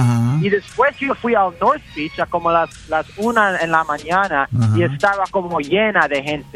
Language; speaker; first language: Spanish; early bilingual, heritage; English